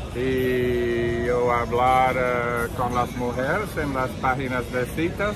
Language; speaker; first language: Spanish; non-native, learner; English